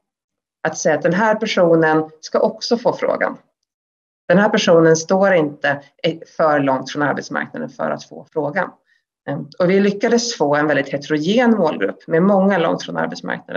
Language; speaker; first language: Swedish; native; Swedish